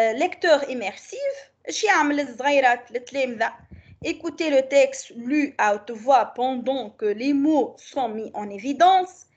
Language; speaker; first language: French; non-native, local second language; Arabic